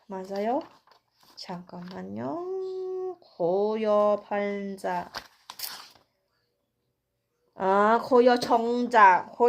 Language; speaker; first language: Korean; non-native, learner; Thai